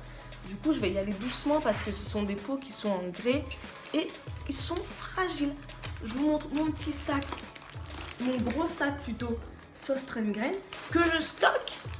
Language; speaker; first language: French; native; French